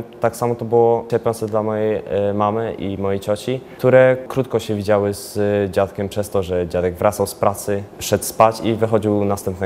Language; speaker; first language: Polish; native; Polish